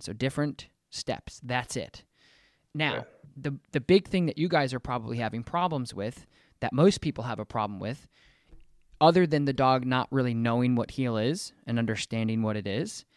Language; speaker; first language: English; native; English